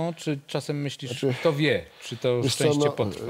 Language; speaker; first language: Polish; native; Polish